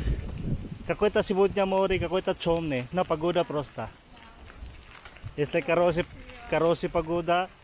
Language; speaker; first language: Russian; non-native, learner; Filipino